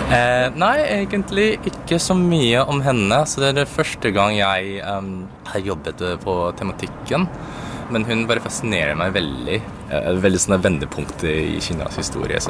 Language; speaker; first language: Norwegian; early bilingual, other home language; Cantonese